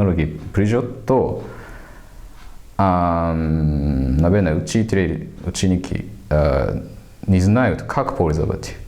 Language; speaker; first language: Russian; non-native, learner; Japanese